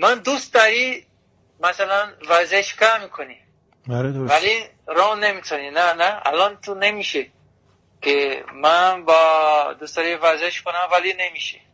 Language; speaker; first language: Persian; non-native, learner; Portuguese